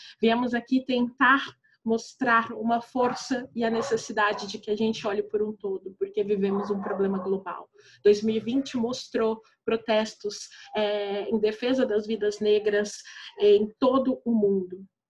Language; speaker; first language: Portuguese; native; Portuguese